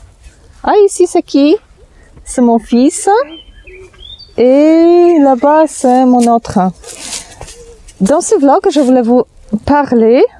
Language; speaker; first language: French; non-native, fluent; Polish